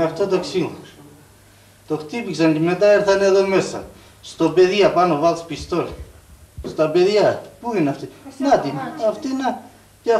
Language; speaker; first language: Greek; non-native, learner; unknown